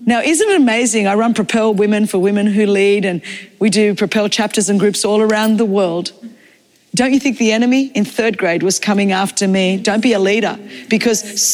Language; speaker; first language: English; non-native, local second language; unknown